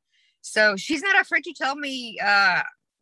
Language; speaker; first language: English; non-native, fluent; Spanish